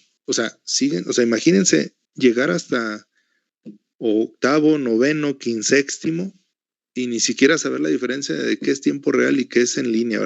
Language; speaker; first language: Spanish; native; Spanish